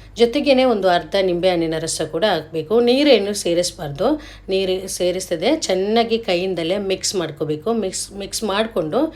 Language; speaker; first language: Kannada; non-native, local second language; Malayalam